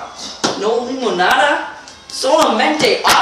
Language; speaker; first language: Spanish; non-native, learner; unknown